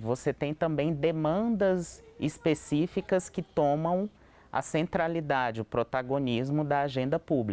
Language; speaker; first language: Portuguese; native; Portuguese